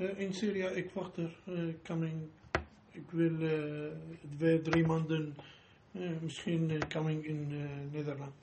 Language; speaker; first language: Dutch; non-native, learner; Arabic